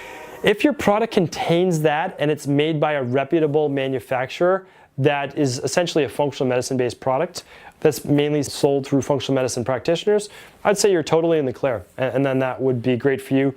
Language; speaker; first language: English; native; English